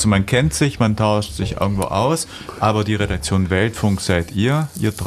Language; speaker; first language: German; native; German